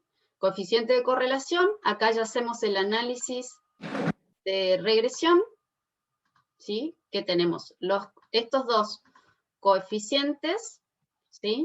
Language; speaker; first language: Spanish; native; Spanish